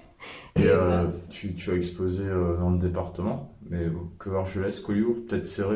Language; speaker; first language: French; native; French